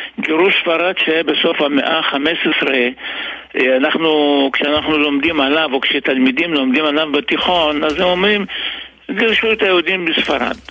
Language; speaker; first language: Hebrew; early bilingual, other home language; Arabic